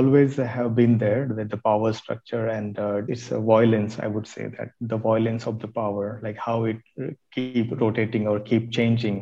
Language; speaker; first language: English; non-native, local second language; Marathi